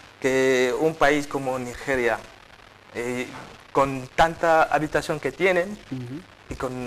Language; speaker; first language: Spanish; non-native, fluent; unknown